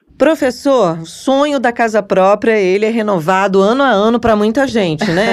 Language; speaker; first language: Portuguese; native; Portuguese